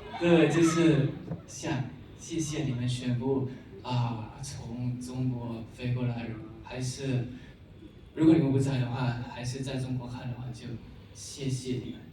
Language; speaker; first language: Chinese; non-native, learner; Thai